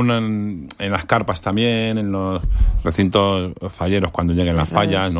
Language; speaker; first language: Spanish; native; Spanish